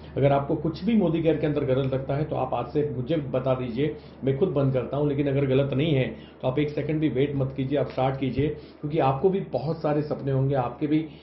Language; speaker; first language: Hindi; non-native, local second language; Gujarati